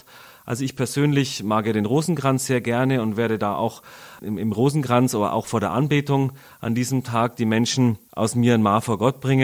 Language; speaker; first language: German; native; German